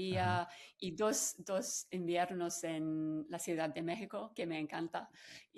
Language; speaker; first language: Spanish; non-native, fluent; English